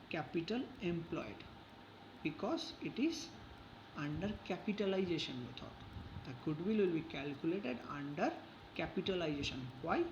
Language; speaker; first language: English; non-native, local second language; Bangla